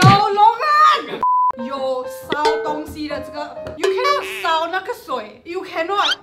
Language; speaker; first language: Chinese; non-native, local second language; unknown